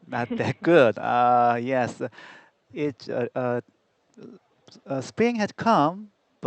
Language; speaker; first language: English; non-native, learner; Korean